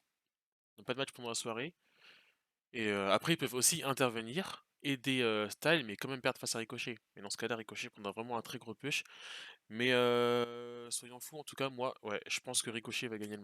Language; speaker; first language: French; native; French